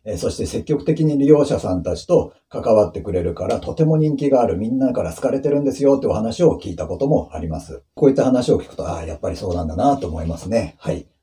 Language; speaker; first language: Japanese; native; Japanese